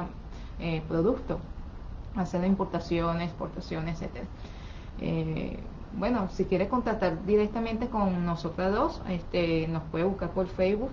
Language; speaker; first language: Spanish; non-native, fluent; Chinese